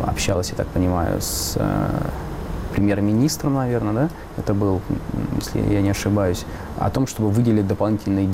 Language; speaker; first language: Russian; native; Russian